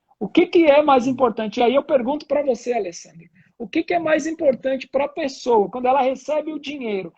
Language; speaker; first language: Portuguese; native; Portuguese